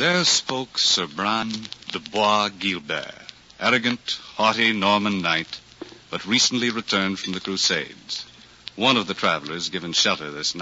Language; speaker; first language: English; native; English